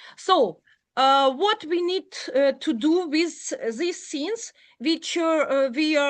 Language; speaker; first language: English; non-native, learner; Ukrainian